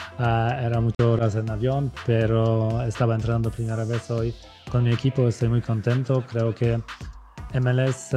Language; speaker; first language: Spanish; non-native, learner; Polish